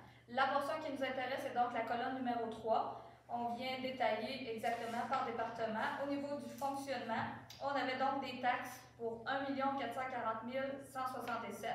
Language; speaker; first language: French; native; French